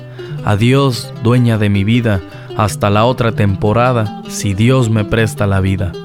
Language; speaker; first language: Spanish; native; Spanish